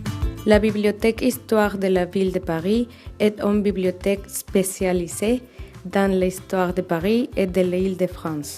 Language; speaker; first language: French; non-native, learner; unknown